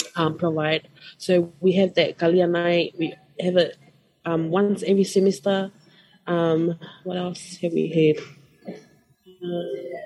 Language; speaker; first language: English; non-native, fluent; Tongan